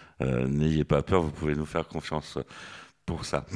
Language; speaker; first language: French; native; French